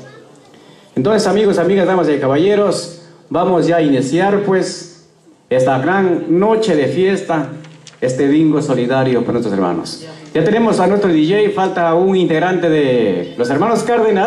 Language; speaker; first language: Spanish; native; Spanish